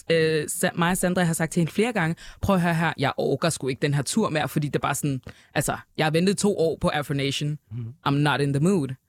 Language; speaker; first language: Danish; early bilingual, other home language; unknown